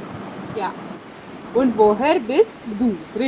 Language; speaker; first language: German; non-native, fluent; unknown